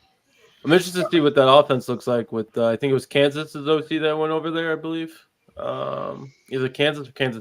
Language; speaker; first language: English; native; English